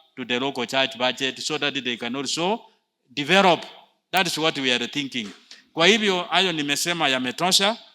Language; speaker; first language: English; non-native, local second language; Swahili